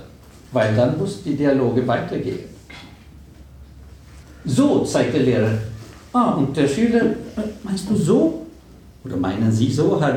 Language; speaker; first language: German; non-native, fluent; Swedish